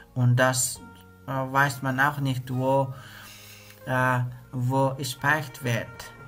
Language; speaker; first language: German; non-native, learner; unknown